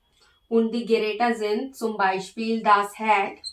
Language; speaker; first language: German; non-native, learner; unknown